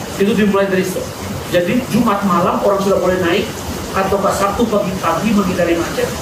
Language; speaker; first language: Indonesian; non-native, local second language; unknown